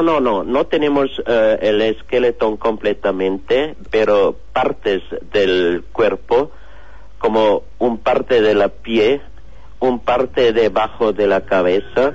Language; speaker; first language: Spanish; non-native, learner; German